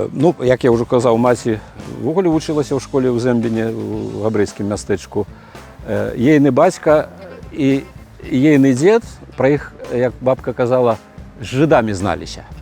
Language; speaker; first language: Belarusian; native; Belarusian